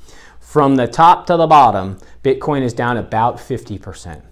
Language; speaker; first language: English; native; English